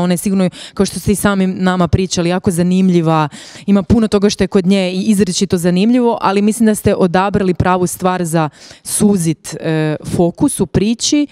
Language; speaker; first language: Croatian; native; Croatian